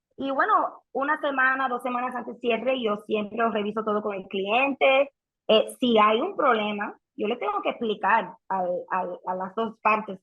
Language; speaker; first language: Spanish; early bilingual, heritage; Spanish